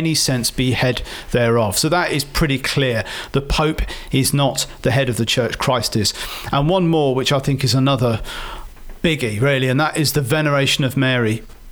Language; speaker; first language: English; native; English